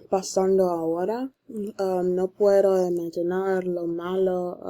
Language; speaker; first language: Spanish; non-native, learner; English